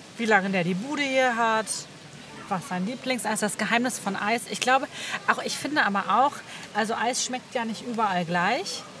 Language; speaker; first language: German; native; German